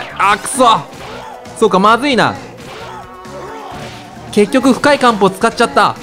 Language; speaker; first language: Japanese; native; Japanese